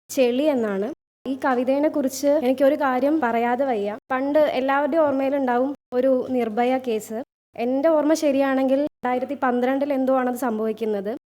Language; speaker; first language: Malayalam; native; Malayalam